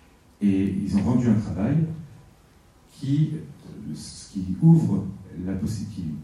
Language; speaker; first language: French; native; French